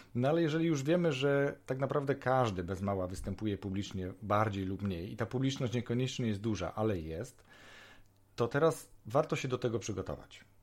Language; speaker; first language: Polish; native; Polish